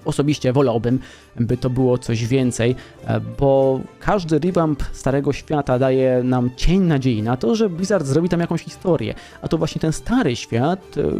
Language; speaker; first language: Polish; native; Polish